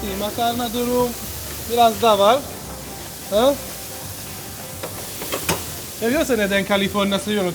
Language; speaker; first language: Turkish; non-native, learner; Italian